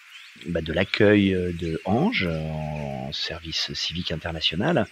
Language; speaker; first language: French; native; French